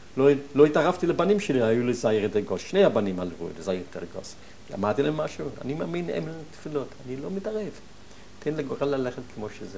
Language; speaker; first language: Hebrew; non-native, fluent; German